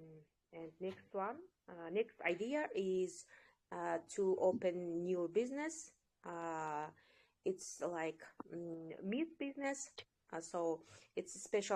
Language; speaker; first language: English; non-native, learner; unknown